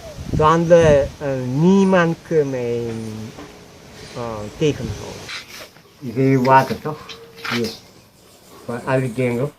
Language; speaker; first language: Dutch; non-native, local second language; Papiamento